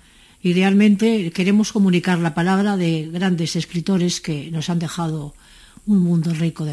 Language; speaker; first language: Spanish; native; Spanish